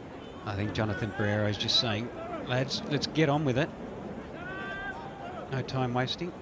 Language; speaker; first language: English; native; English